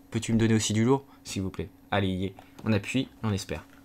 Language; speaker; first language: French; native; French